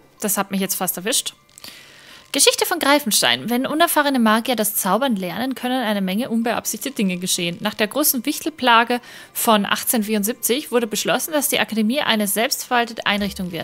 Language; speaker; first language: German; native; German